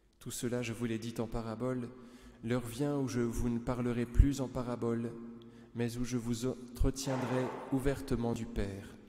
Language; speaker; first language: French; native; French